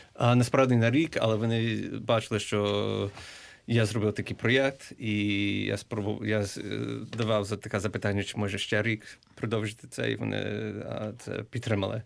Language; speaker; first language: Ukrainian; early bilingual, heritage; English